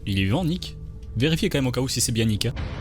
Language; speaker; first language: French; native; French